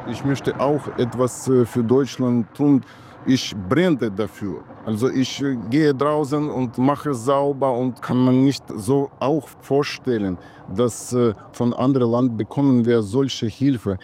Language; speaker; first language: German; non-native, learner; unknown